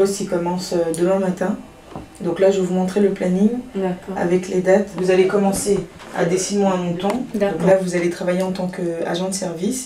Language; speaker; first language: French; native; French